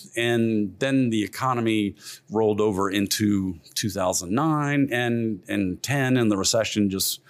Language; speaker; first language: English; native; English